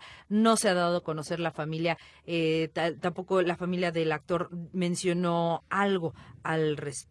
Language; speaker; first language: Spanish; native; Spanish